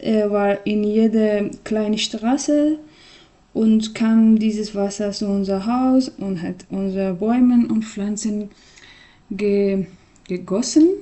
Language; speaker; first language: German; non-native, learner; Persian